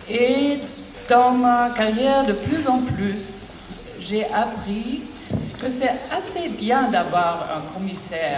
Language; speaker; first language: French; non-native, fluent; German